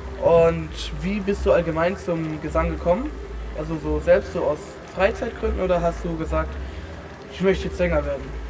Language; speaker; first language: German; native; German